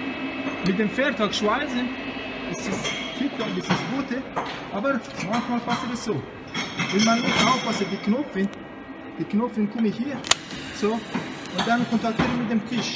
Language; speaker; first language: German; non-native, learner; Persian